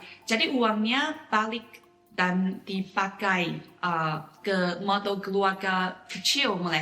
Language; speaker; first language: Indonesian; non-native, fluent; Chinese